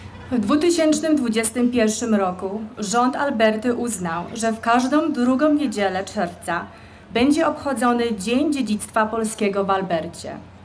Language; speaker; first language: Polish; early bilingual, heritage; Polish